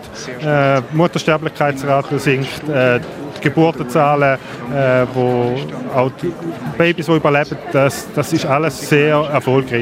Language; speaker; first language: German; native; German